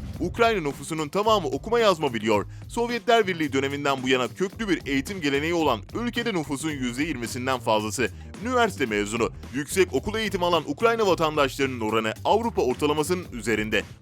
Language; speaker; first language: Turkish; native; Turkish